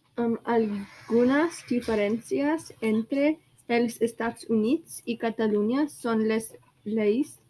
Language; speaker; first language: Catalan; non-native, learner; English